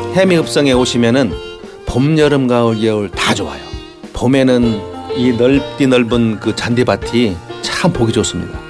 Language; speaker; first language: Korean; native; Korean